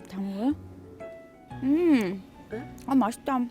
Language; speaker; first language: Korean; non-native, fluent; Italian